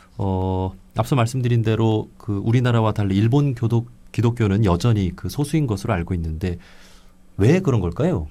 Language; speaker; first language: Korean; native; Korean